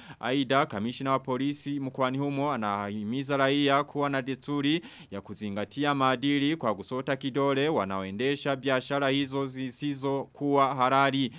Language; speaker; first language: Swahili; non-native, local second language; Rundi